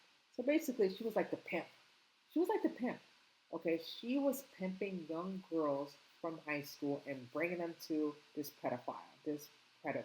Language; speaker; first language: English; native; English